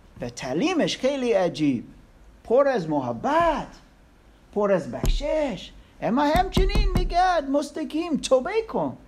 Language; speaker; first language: Persian; non-native, learner; English